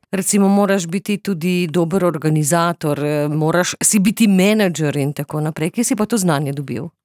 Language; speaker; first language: Slovenian; native; Slovenian